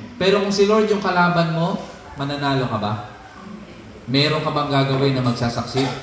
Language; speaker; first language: Filipino; non-native, local second language; Cebuano